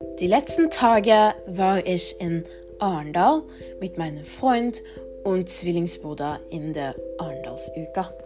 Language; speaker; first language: German; non-native, learner; Norwegian